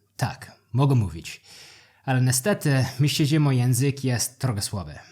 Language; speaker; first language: Polish; non-native, learner; English